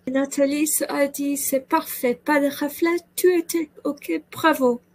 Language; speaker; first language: French; non-native, learner; English